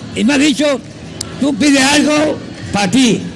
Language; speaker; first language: Spanish; native; Spanish